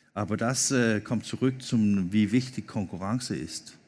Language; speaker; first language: German; non-native, learner; Danish